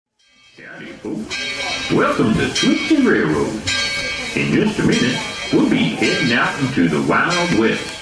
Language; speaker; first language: English; native; English